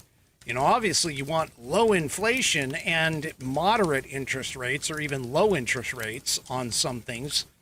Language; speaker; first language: English; native; English